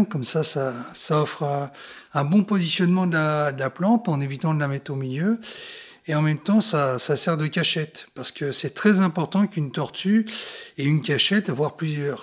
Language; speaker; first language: French; native; French